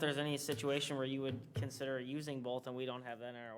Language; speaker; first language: English; native; English